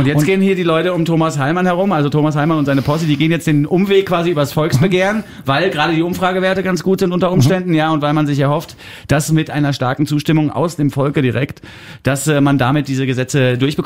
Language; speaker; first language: German; native; German